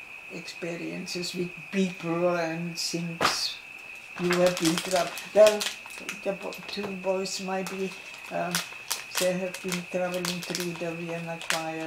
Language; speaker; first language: English; non-native, fluent; German